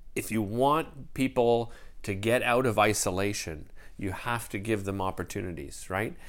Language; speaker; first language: English; native; English